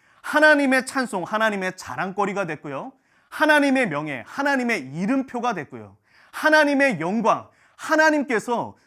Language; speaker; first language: Korean; native; Korean